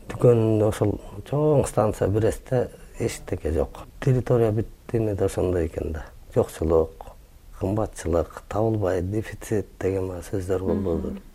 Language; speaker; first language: Kyrgyz; native; Kyrgyz